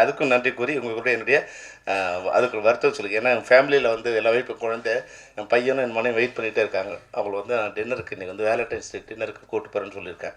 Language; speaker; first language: Tamil; native; Tamil